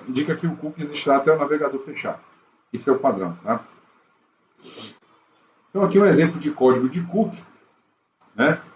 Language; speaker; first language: Portuguese; native; Portuguese